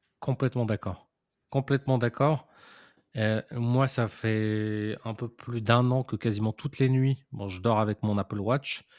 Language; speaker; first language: French; non-native, local second language; Arabic